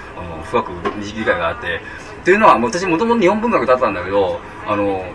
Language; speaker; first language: Japanese; non-native, fluent; Chinese